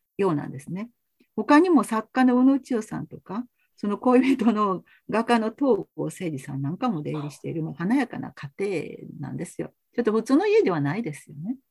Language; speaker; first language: Japanese; native; Japanese